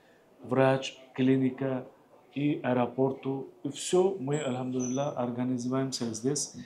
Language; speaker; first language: Russian; non-native, learner; Hindi